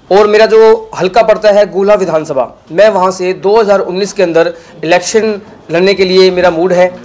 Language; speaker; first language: Hindi; native; Hindi